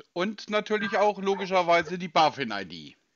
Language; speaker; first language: German; native; German